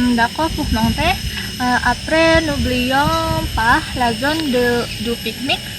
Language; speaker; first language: French; non-native, learner; Indonesian